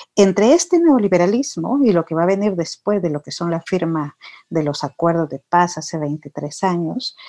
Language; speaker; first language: Spanish; native; Spanish